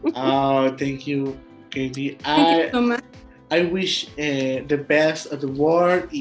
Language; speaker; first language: English; non-native, learner; Spanish